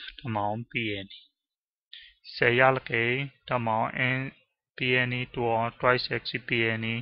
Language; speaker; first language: Finnish; non-native, learner; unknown